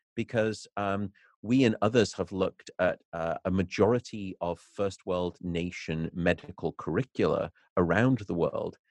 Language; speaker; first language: English; native; English